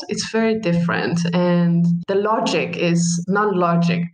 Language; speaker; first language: English; non-native, fluent; Arabic